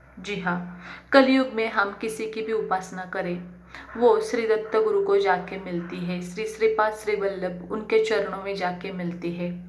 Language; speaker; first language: Hindi; non-native, local second language; Marathi